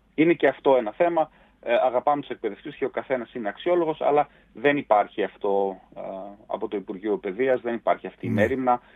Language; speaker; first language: Greek; early bilingual, heritage; Greek